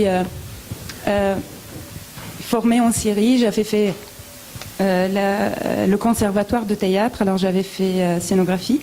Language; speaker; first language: French; non-native, fluent; Arabic